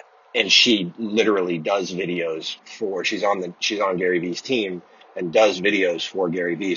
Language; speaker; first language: English; native; English